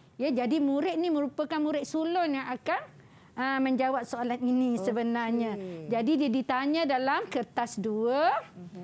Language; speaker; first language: Malay; native; Malay